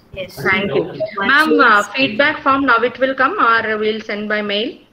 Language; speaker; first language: English; non-native, local second language; Telugu